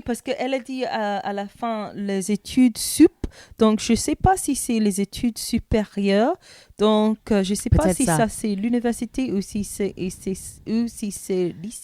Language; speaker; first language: French; non-native, learner; English